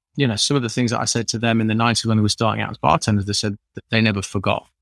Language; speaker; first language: English; native; English